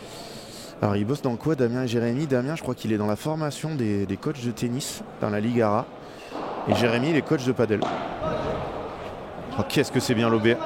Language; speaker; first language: French; native; French